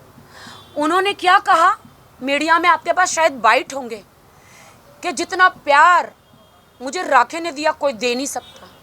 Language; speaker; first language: Hindi; native; Hindi